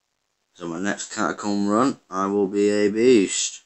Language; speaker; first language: English; native; English